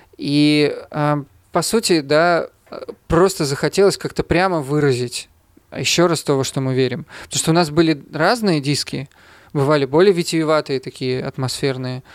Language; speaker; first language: Russian; native; Russian